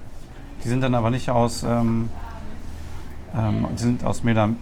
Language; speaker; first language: German; native; German